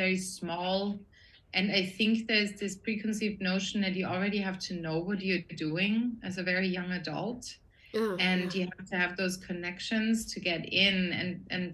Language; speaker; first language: English; non-native, fluent; German